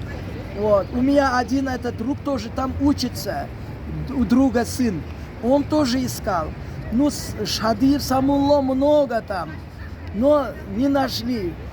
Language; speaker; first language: Russian; non-native, local second language; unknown